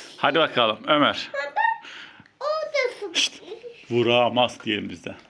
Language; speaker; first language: Turkish; native; Turkish